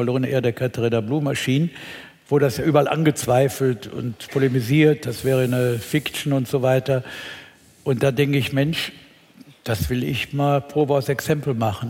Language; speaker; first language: German; native; German